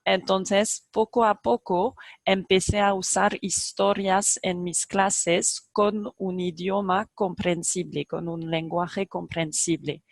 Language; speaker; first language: Spanish; non-native, fluent; French